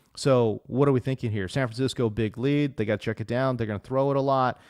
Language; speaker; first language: English; native; English